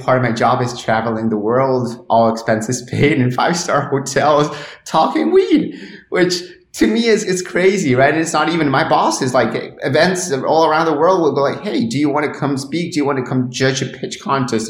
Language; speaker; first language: English; non-native, fluent; Spanish